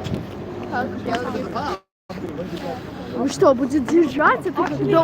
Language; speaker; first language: Russian; early bilingual, heritage; Russian